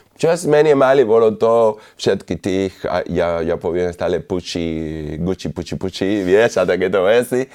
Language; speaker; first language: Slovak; non-native, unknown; Spanish